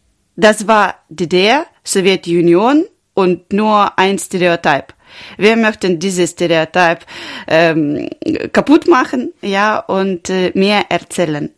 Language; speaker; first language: German; non-native, learner; Ukrainian